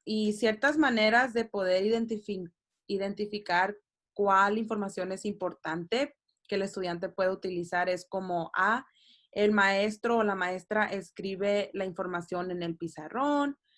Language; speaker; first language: Spanish; early bilingual, heritage; Spanish